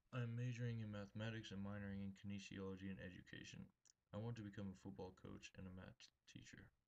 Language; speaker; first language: English; native; English